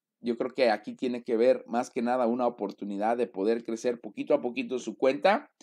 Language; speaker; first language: Spanish; native; Spanish